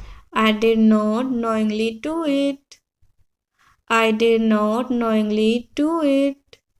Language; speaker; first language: English; non-native, local second language; Hindi